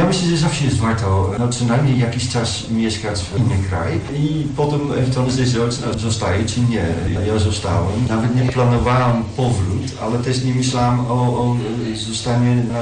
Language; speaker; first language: Polish; non-native, learner; Dutch